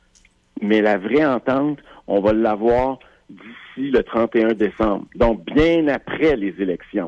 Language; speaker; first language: French; native; French